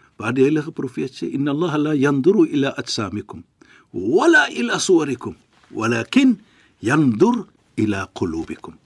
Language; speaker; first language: Afrikaans; non-native, fluent; Arabic